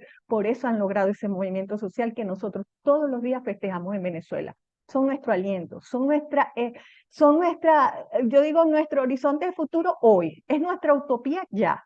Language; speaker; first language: Spanish; native; Spanish